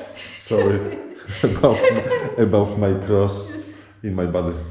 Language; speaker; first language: English; non-native, learner; Polish